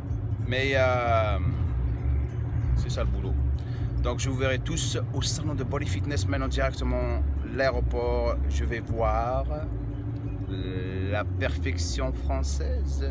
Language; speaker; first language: French; non-native, local second language; Arabic